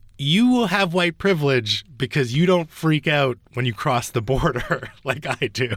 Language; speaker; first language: English; early bilingual, other home language; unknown